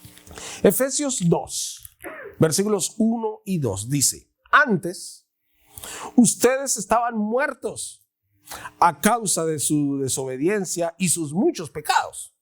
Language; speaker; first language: Spanish; native; Spanish